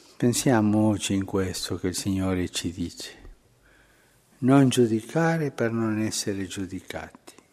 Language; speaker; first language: Italian; non-native, fluent; Spanish